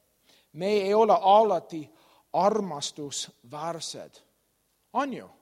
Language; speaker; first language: Estonian; non-native, learner; English